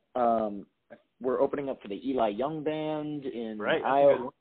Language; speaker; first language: English; native; English